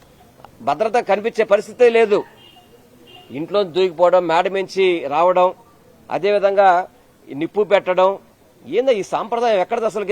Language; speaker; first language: Telugu; native; Telugu